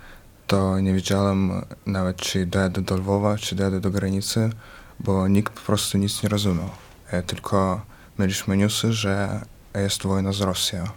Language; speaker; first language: Polish; early bilingual, other home language; Ukrainian